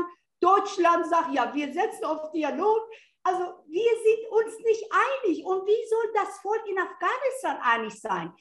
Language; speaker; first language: German; non-native, fluent; Persian